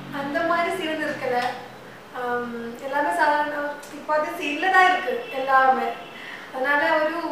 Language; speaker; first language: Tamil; non-native, learner; Malayalam